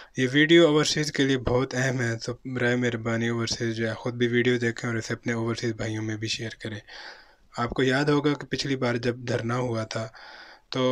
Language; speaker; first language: Urdu; non-native, local second language; Punjabi